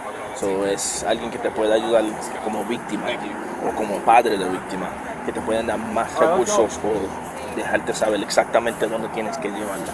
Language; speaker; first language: Spanish; early bilingual, other home language; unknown